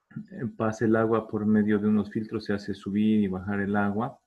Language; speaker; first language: Spanish; native; Spanish